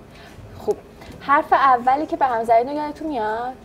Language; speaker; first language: Persian; native; Persian